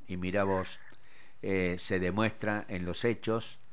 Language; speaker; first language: Spanish; native; Spanish